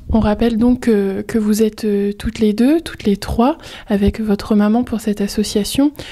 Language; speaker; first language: French; native; French